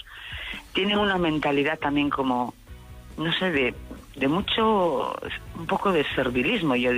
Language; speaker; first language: Spanish; native; Spanish